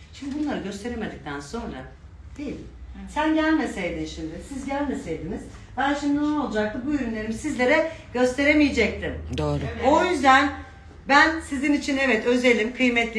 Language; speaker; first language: Turkish; native; Turkish